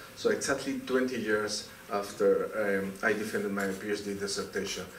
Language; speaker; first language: English; non-native, fluent; Spanish